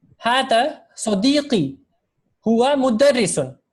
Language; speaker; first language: Arabic; non-native, fluent; Hindi